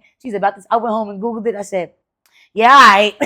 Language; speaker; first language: English; native; English